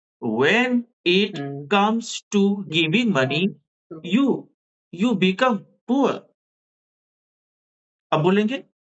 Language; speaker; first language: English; non-native, fluent; Hindi